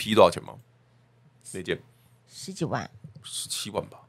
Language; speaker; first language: Chinese; native; Chinese